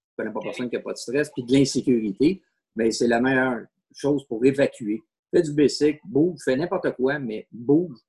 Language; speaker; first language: French; native; French